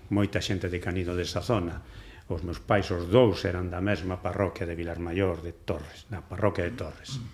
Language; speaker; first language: Galician; non-native, local second language; Spanish